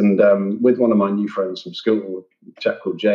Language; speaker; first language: English; native; English